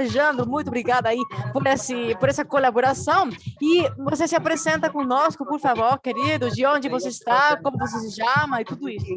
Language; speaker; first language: Portuguese; non-native, fluent; Spanish